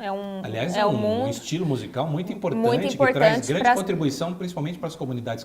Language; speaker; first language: Portuguese; native; Portuguese